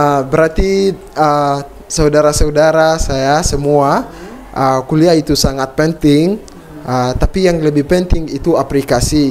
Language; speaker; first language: Indonesian; non-native, fluent; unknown